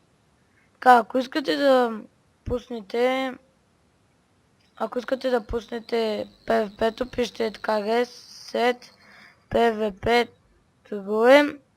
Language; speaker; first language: Bulgarian; native; Bulgarian